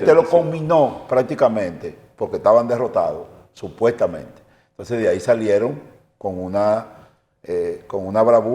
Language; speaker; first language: Spanish; native; Spanish